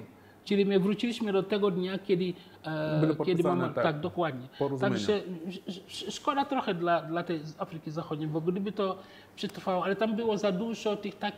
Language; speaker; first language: Polish; non-native, fluent; Wolof